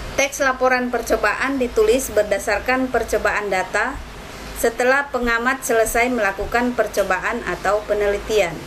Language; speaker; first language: Indonesian; native; Indonesian